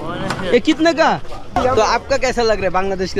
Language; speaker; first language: Hindi; non-native, learner; Bangla